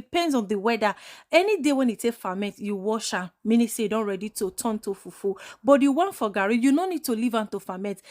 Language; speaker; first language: Nigerian Pidgin; non-native, local second language; Igbo